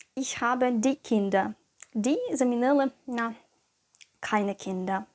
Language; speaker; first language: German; non-native, fluent; Ukrainian